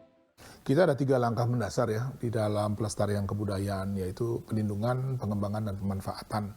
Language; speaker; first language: Indonesian; native; Indonesian